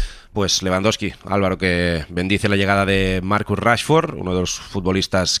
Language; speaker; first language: Spanish; native; Spanish